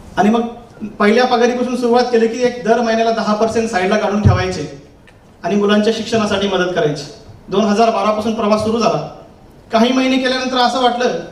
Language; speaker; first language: Marathi; native; Marathi